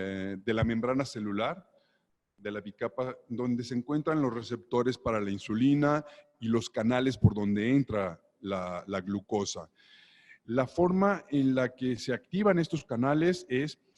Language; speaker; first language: Spanish; native; Spanish